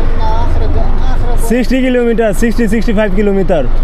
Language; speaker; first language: Arabic; non-native, learner; Bangla